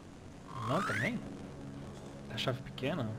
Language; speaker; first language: Portuguese; native; Portuguese